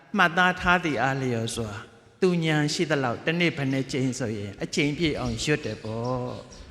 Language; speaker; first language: Burmese; native; Burmese